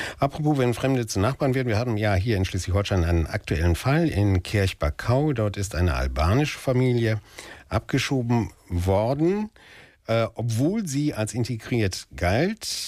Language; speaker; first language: German; native; German